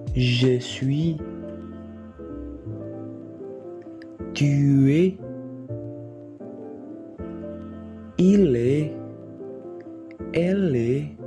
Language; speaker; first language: French; non-native, learner; Indonesian